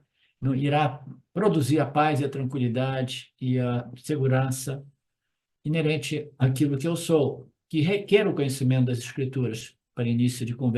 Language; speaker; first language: Portuguese; native; Portuguese